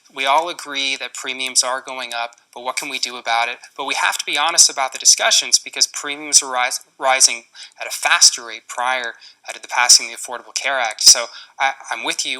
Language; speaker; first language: English; native; English